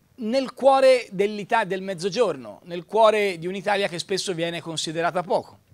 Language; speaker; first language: Italian; native; Italian